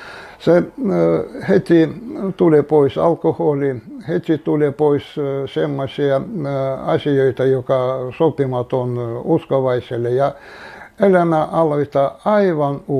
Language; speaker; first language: Finnish; non-native, learner; Russian